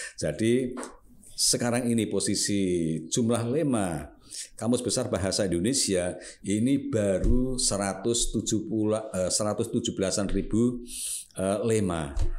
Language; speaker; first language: Indonesian; non-native, local second language; Javanese